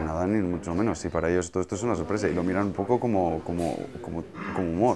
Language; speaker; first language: Spanish; native; Spanish